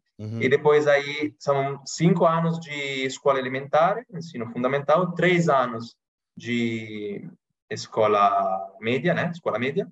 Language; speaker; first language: Portuguese; non-native, fluent; Italian